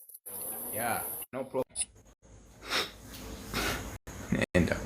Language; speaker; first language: English; non-native, learner; Swahili